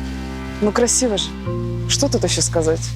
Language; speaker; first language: Russian; native; Russian